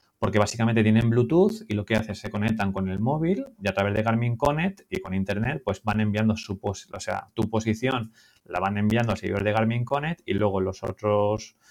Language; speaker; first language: Spanish; native; Spanish